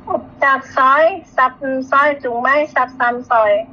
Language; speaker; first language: Cantonese; non-native, learner; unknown